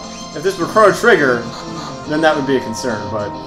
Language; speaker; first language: English; native; English